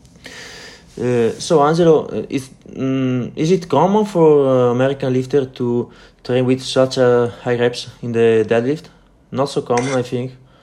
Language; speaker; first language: English; non-native, learner; Italian